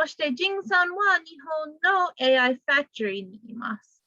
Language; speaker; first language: Japanese; non-native, fluent; English